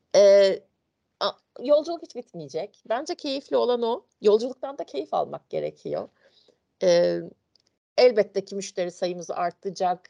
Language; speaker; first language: Turkish; native; Turkish